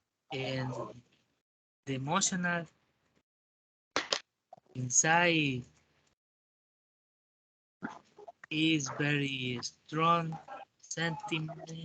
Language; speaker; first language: English; non-native, learner; Spanish